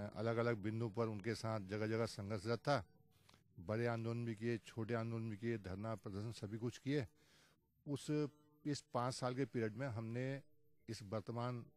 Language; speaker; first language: Hindi; native; Hindi